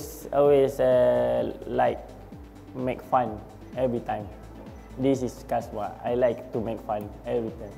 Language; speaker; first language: English; non-native, learner; Malay